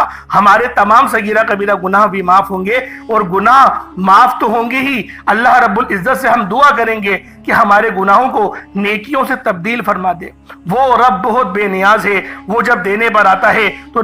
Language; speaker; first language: Urdu; native; Urdu